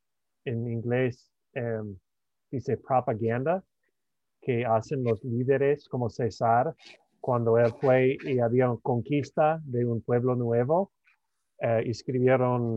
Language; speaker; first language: Spanish; non-native, fluent; English